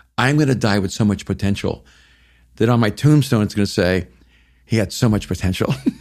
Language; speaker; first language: English; early bilingual, other home language; Spanish